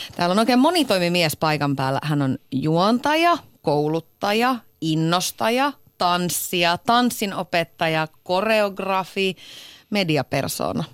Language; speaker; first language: Finnish; native; Finnish